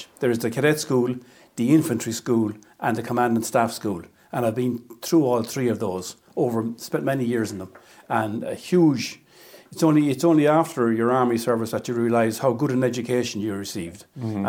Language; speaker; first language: English; native; English